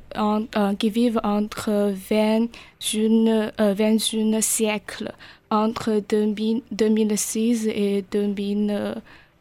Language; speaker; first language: French; non-native, learner; Chinese